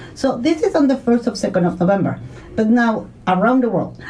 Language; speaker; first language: English; non-native, learner; Spanish